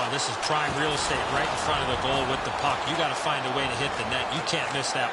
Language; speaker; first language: English; native; English